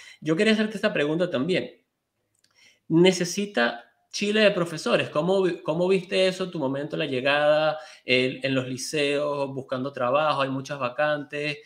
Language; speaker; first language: Spanish; native; Spanish